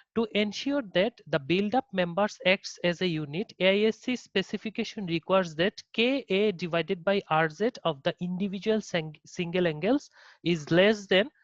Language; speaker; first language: English; non-native, local second language; Bangla